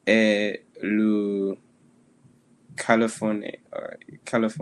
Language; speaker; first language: French; non-native, learner; English